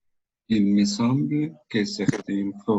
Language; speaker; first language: French; non-native, learner; Spanish